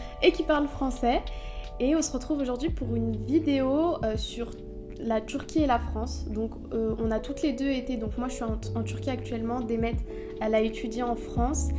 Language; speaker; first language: French; native; French